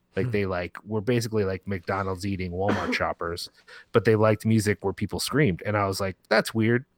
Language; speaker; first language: English; early bilingual, other home language; Spanish